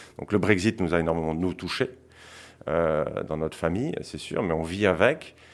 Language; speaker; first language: French; early bilingual, other home language; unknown